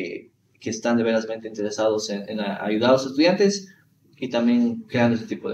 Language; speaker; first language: Spanish; early bilingual, heritage; Spanish